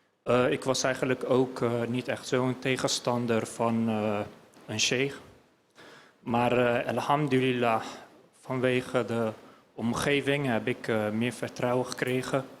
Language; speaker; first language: Dutch; early bilingual, other home language; Turkish